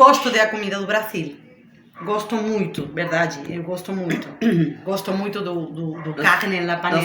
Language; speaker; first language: Portuguese; non-native, learner; Spanish